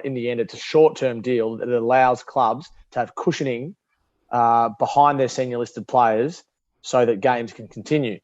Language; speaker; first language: English; native; English